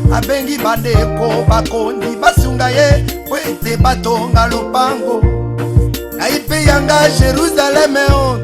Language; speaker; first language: Lingala; native; Lingala